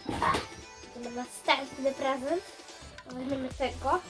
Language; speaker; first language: Polish; early bilingual, heritage; Polish